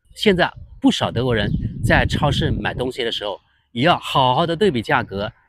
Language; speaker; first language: Chinese; native; Chinese